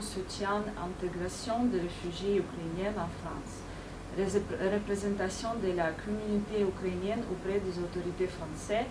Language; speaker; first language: French; non-native, fluent; Ukrainian